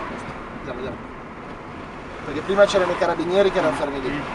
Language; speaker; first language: Italian; native; Italian